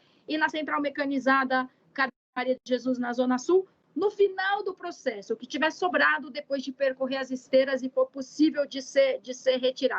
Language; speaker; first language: Portuguese; native; Portuguese